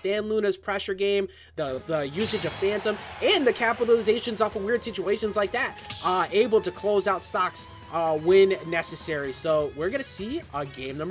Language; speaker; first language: English; native; English